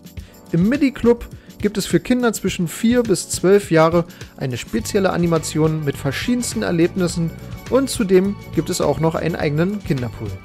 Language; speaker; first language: German; native; German